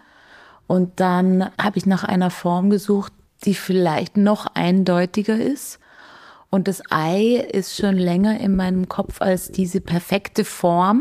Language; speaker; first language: German; native; German